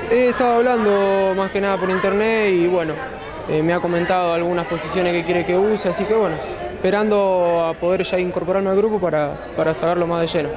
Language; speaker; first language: Spanish; native; Spanish